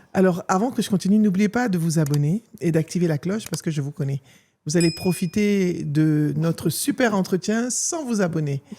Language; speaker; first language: French; non-native, local second language; Wolof